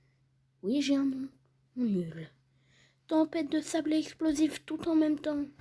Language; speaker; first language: French; native; French